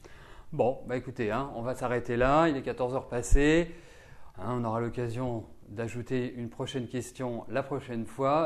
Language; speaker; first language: French; native; French